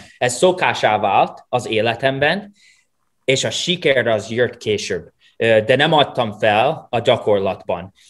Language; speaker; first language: Hungarian; non-native, fluent; English